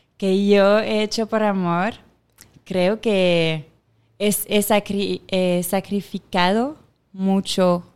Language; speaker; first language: Spanish; non-native, fluent; French